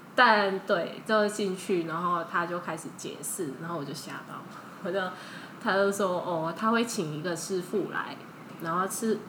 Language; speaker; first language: Chinese; early bilingual, heritage; Chinese